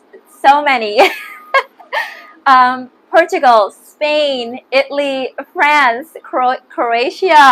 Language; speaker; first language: English; early bilingual, other home language; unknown